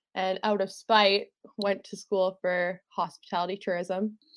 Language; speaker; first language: English; native; English